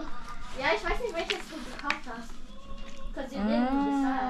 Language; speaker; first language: German; early bilingual, other home language; Filipino